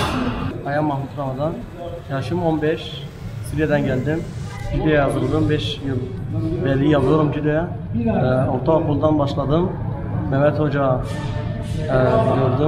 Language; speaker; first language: Turkish; non-native, learner; Arabic